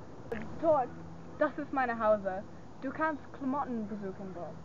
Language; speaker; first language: German; non-native, learner; English